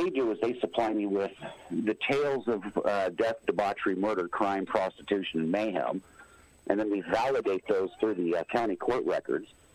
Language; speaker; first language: English; native; English